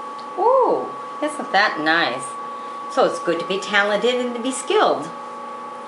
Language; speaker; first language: English; native; English